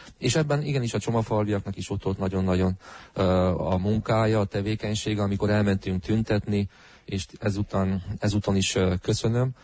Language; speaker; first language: Hungarian; native; Hungarian